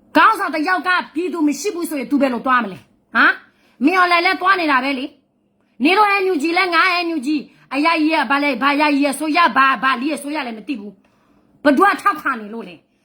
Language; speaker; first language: Burmese; non-native, local second language; S'gaw Karen